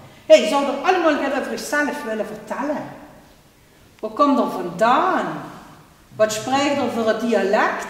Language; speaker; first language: Dutch; native; Dutch